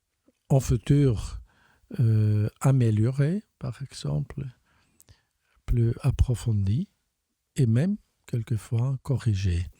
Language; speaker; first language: French; non-native, fluent; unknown